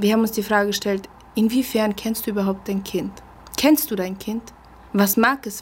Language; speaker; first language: German; early bilingual, other home language; Russian